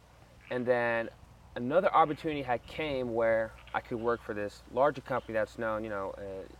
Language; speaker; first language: English; non-native, fluent; French